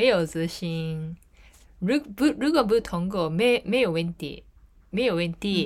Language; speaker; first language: Chinese; non-native, learner; Japanese